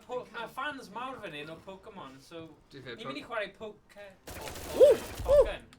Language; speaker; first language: Welsh; non-native, local second language; English